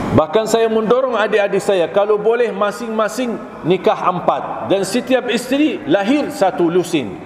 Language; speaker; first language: Malay; non-native, fluent; Arabic